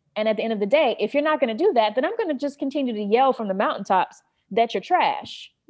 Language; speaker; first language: English; native; English